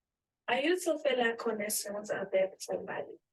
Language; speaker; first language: French; non-native, learner; English